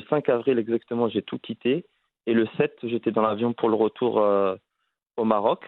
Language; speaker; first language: French; early bilingual, other home language; Arabic